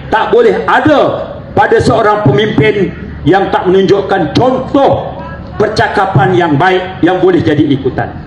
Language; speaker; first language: Malay; native; Malay